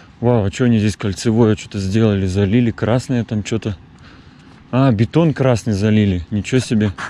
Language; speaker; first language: Russian; native; Russian